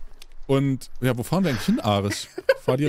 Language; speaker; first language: German; native; German